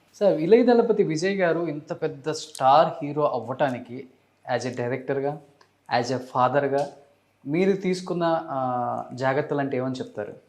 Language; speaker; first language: Telugu; native; Telugu